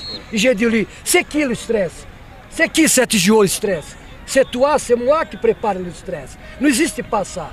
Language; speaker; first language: French; non-native, fluent; Portuguese